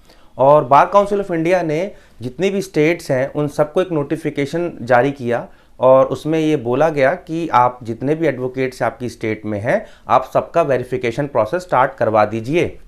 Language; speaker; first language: Hindi; native; Hindi